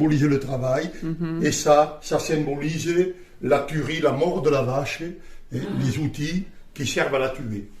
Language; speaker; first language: French; native; French